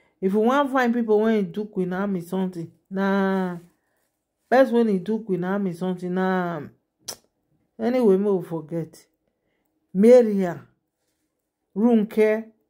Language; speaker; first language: Nigerian Pidgin; non-native, local second language; Yoruba